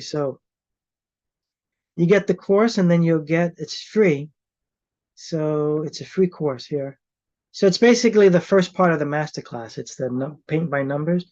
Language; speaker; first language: English; native; English